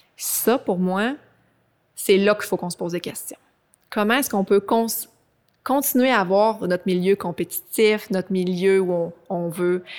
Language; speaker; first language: French; native; French